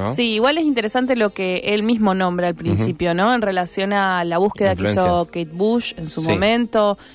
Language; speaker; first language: Spanish; native; Spanish